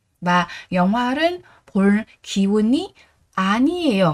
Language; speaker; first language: Korean; non-native, fluent; Vietnamese